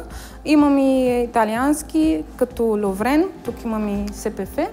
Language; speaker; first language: Bulgarian; non-native, learner; Romanian